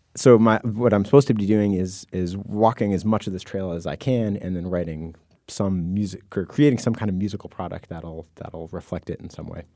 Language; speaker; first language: English; native; English